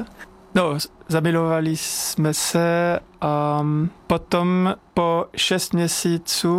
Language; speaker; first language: Czech; non-native, fluent; French